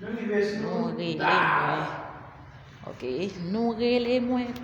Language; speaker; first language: French; non-native, learner; Haitian Creole